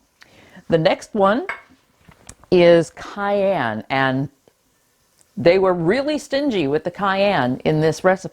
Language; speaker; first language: English; native; English